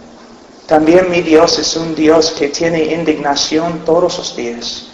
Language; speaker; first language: Spanish; non-native, fluent; English